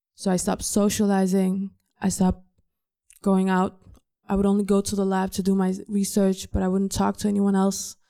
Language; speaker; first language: English; non-native, fluent; Danish